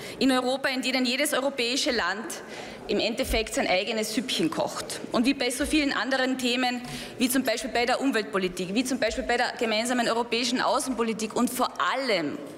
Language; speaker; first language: German; non-native, local second language; Slovenian